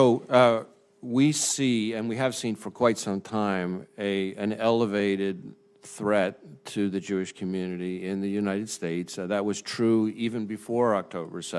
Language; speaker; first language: English; native; English